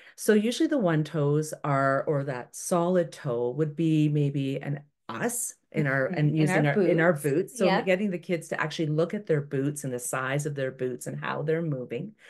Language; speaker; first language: English; native; English